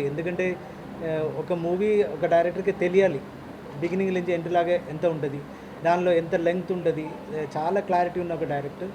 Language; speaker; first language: Telugu; non-native, fluent; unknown